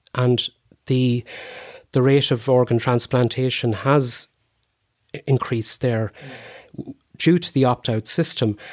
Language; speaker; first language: English; native; English